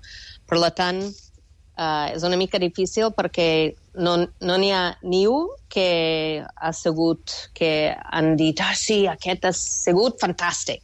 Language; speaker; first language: Catalan; non-native, fluent; English